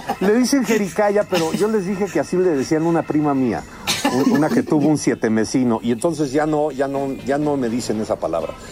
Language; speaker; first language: Spanish; early bilingual, heritage; Spanish